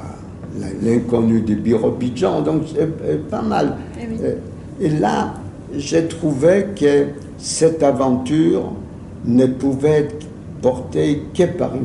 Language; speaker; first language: French; non-native, fluent; Yiddish